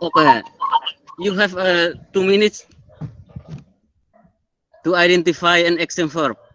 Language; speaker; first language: English; non-native, learner; Indonesian